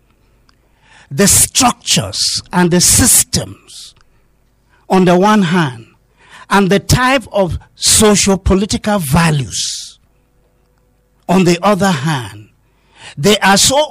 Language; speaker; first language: English; non-native, local second language; Hausa